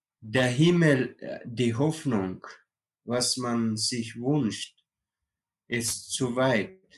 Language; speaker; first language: German; non-native, learner; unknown